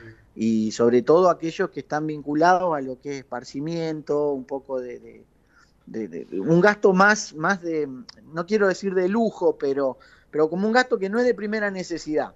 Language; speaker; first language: Spanish; native; Spanish